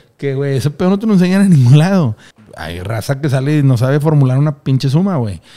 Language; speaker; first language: Spanish; native; Spanish